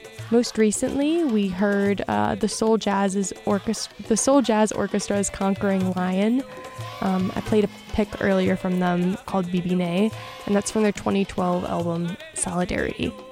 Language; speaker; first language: English; native; English